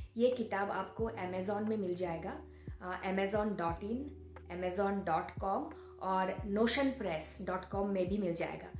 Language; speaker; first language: Hindi; non-native, local second language; Bangla